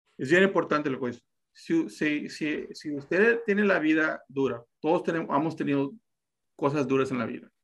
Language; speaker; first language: Spanish; early bilingual, heritage; Spanish